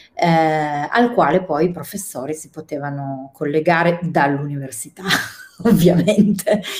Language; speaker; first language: Italian; native; Italian